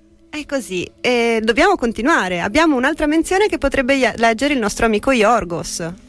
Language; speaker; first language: Italian; native; Italian